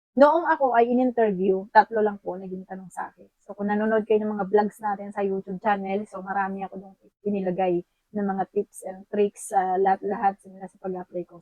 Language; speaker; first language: Filipino; native; Filipino